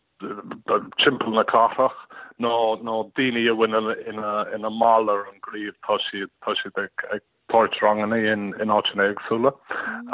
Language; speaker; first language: Irish; non-native, learner; English